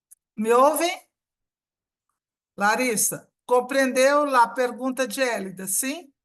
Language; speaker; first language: Portuguese; non-native, fluent; Spanish